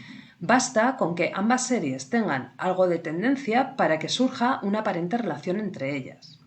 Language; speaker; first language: Spanish; native; Spanish